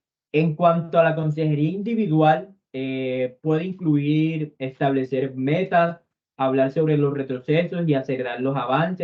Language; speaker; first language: Spanish; native; Spanish